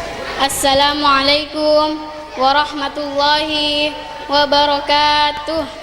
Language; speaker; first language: Arabic; non-native, learner; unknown